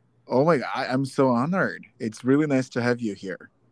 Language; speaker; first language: English; non-native, fluent; Portuguese